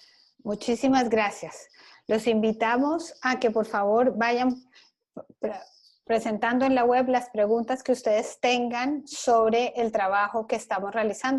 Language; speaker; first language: Spanish; native; Spanish